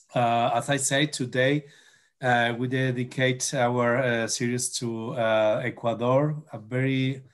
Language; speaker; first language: English; non-native, fluent; Spanish